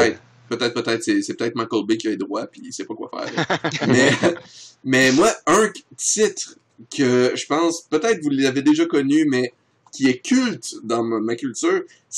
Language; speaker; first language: French; native; French